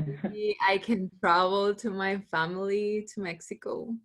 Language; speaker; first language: English; non-native, learner; Spanish